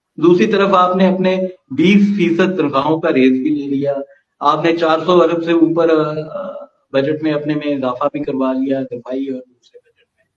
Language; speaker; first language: Urdu; non-native, local second language; Punjabi